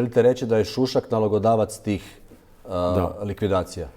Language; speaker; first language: Croatian; native; Croatian